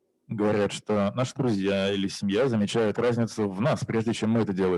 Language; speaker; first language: Russian; native; Russian